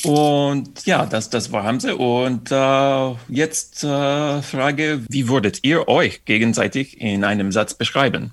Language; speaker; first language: German; non-native, fluent; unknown